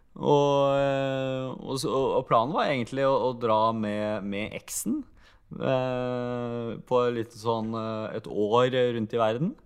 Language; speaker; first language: Norwegian; early bilingual, other home language; Hungarian